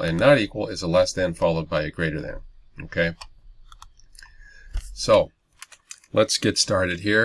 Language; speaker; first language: English; native; English